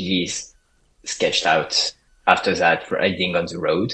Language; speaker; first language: English; non-native, fluent; French